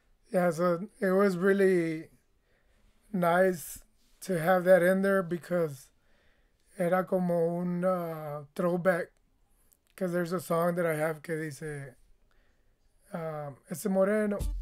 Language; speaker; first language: English; early bilingual, other home language; Spanish